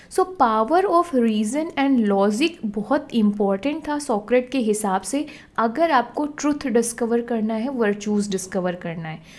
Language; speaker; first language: Hindi; native; Hindi